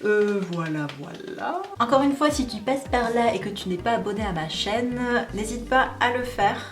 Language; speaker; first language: French; native; French